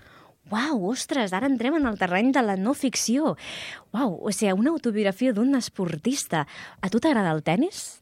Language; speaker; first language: Catalan; native; Catalan